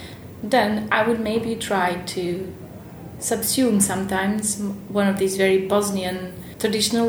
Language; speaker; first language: English; non-native, fluent; Bosnian